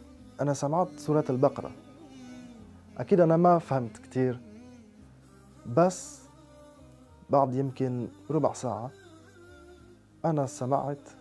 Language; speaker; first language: Arabic; non-native, learner; French